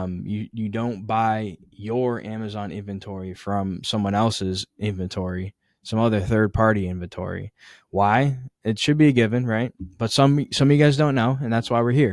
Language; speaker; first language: English; native; English